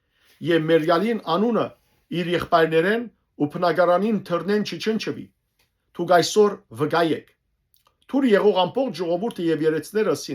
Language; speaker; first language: Armenian; native; Armenian